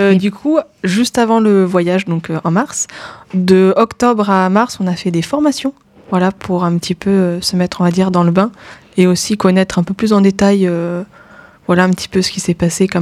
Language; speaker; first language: French; native; French